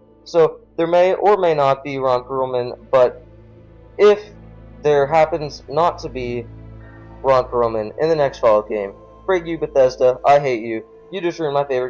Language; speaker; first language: English; native; English